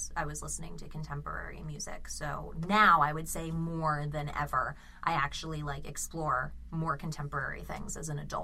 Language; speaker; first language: English; native; English